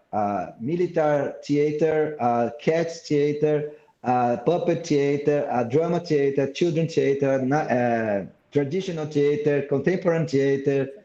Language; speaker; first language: English; non-native, fluent; Portuguese